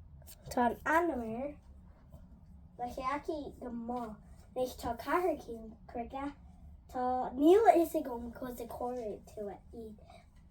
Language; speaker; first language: Irish; non-native, learner; English